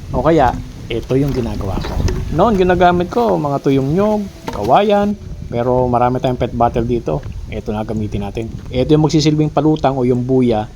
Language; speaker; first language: Filipino; native; Filipino